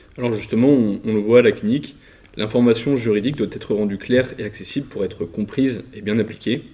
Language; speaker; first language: French; native; French